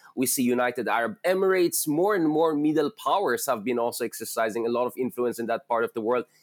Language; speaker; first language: English; non-native, local second language; Filipino